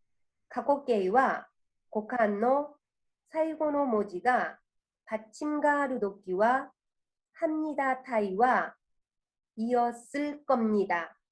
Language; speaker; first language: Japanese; non-native, fluent; Korean